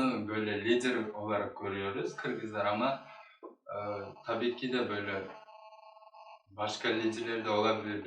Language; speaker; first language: Turkish; non-native, learner; Kyrgyz